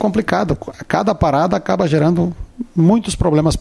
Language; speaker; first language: Portuguese; native; Portuguese